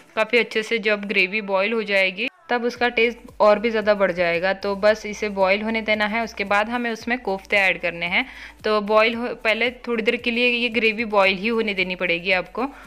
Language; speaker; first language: Hindi; non-native, local second language; Marathi